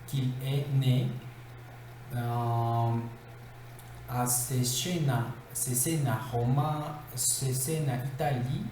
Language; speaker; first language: French; non-native, learner; Spanish